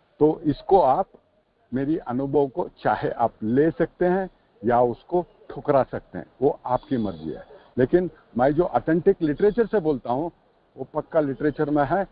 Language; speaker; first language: Hindi; non-native, local second language; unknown